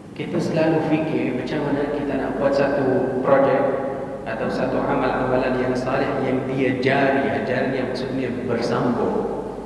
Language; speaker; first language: Malay; non-native, fluent; Arabic